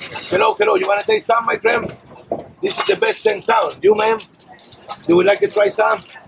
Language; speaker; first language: English; non-native, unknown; Spanish